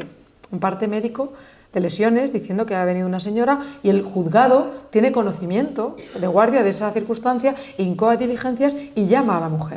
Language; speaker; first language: Spanish; native; Spanish